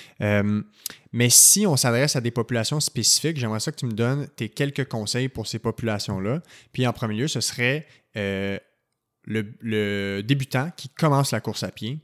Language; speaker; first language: French; native; French